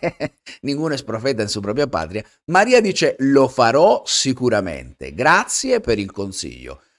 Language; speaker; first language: Spanish; non-native, fluent; Italian